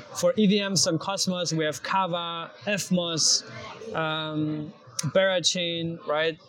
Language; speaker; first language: English; non-native, fluent; German